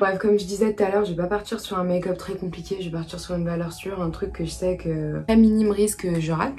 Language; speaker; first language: French; native; French